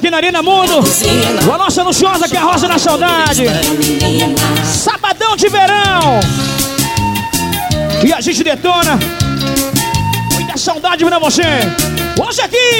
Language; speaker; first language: Portuguese; native; Portuguese